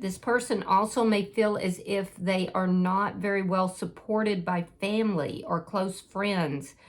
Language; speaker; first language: English; native; English